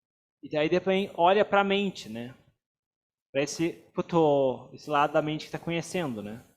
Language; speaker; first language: Portuguese; native; Portuguese